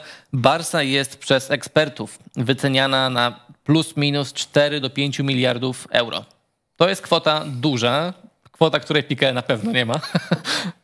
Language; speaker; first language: Polish; native; Polish